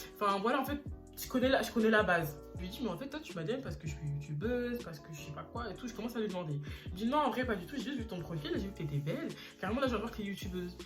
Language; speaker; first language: French; early bilingual, other home language; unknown